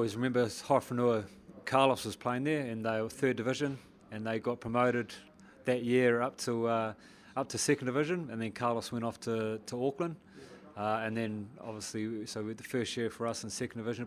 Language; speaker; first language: English; native; English